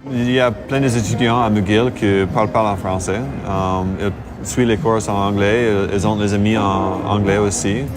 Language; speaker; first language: French; non-native, fluent; English